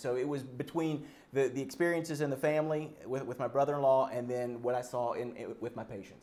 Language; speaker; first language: English; native; English